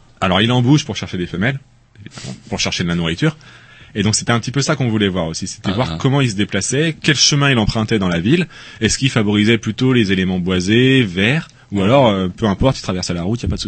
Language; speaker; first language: French; native; French